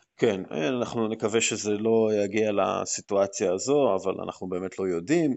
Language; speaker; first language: Hebrew; native; Hebrew